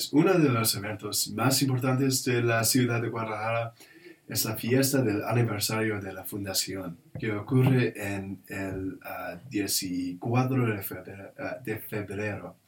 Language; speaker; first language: Spanish; non-native, learner; English